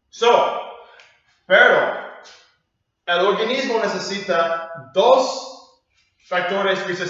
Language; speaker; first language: Spanish; non-native, learner; English